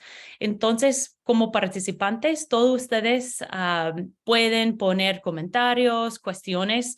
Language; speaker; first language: Spanish; non-native, learner; English